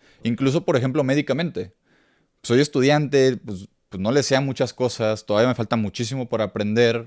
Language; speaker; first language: Spanish; native; Spanish